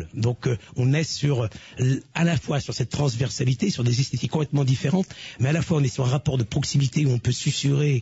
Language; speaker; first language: French; native; French